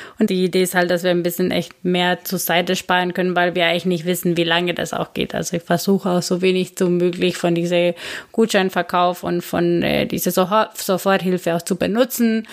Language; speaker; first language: German; non-native, fluent; Spanish